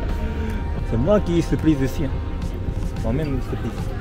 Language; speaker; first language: French; non-native, learner; Japanese